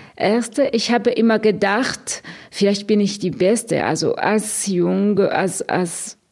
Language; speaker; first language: German; non-native, fluent; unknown